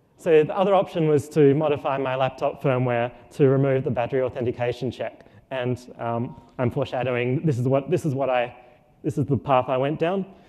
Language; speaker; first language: English; native; English